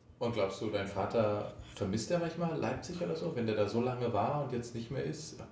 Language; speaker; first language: German; native; German